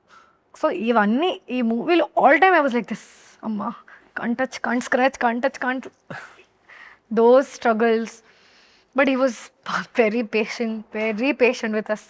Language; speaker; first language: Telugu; non-native, local second language; Hindi